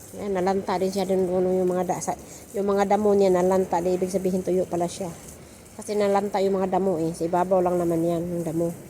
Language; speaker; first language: Filipino; non-native, local second language; Cebuano